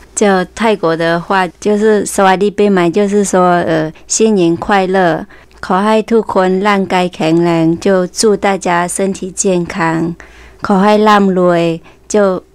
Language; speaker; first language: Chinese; early bilingual, heritage; Chinese